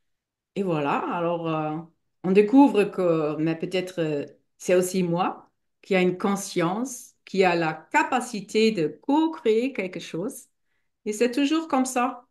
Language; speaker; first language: French; non-native, fluent; German